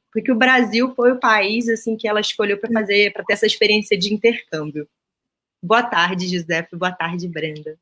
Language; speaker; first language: Portuguese; native; Portuguese